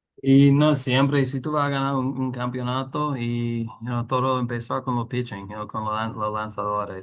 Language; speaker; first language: Spanish; non-native, learner; English